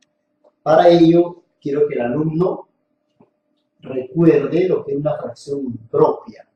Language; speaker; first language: Spanish; native; Spanish